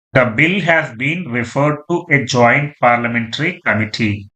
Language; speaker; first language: English; non-native, local second language; Telugu